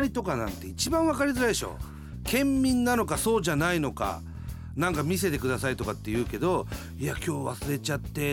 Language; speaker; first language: Japanese; native; Japanese